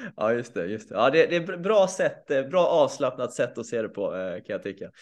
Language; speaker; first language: Swedish; native; Swedish